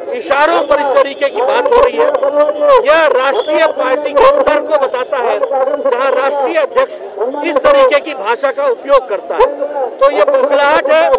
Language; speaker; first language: Hindi; native; Hindi